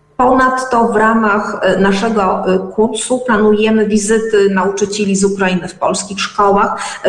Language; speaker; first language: Polish; native; Polish